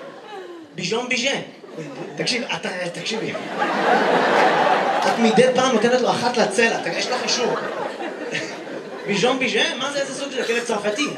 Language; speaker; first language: Hebrew; native; Hebrew